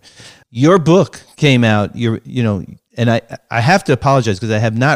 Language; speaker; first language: English; native; English